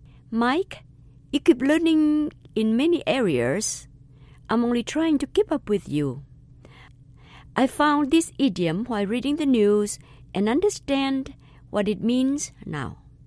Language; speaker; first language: English; non-native, fluent; Vietnamese